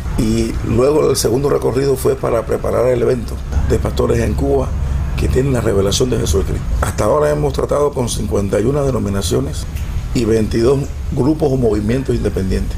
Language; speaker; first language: Spanish; native; Spanish